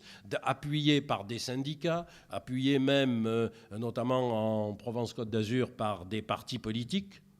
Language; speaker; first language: French; native; French